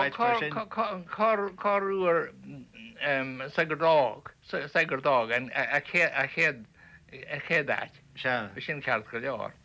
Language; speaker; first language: Irish; native; Irish